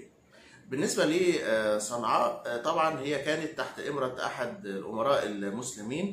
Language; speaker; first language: Arabic; native; Arabic